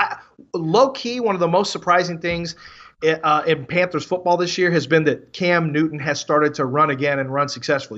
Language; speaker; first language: English; native; English